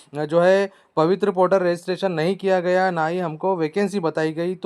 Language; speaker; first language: Hindi; non-native, local second language; Marathi